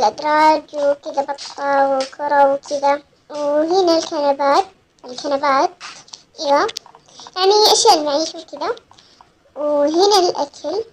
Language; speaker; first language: Arabic; native; Arabic